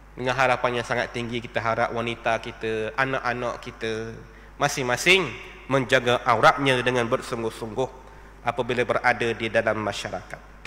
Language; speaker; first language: Malay; native; Malay